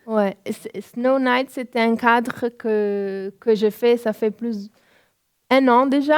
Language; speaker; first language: French; non-native, fluent; Portuguese